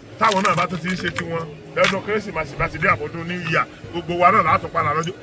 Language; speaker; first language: Yoruba; native; Yoruba